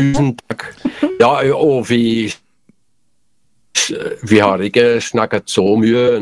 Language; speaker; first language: Norwegian; non-native, fluent; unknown